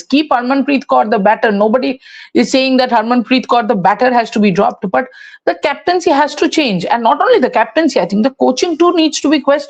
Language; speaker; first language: English; non-native, local second language; Hindi